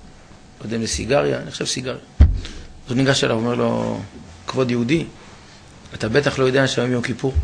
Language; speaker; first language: Hebrew; native; Hebrew